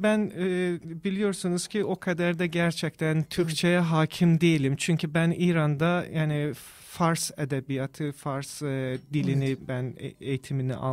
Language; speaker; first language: Turkish; non-native, fluent; Persian